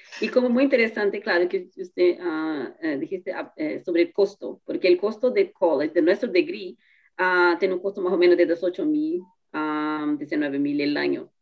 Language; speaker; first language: Spanish; non-native, fluent; Portuguese